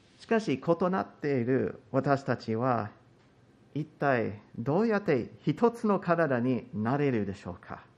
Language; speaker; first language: Japanese; non-native, fluent; English